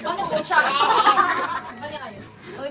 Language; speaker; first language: Filipino; native; Filipino